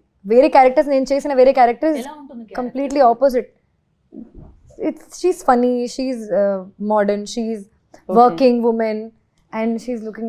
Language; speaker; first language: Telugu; non-native, local second language; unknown